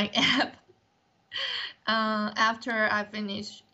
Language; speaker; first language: English; non-native, learner; Chinese